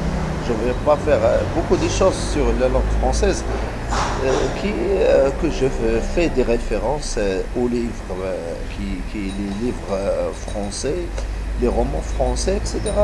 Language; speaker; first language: French; non-native, local second language; Arabic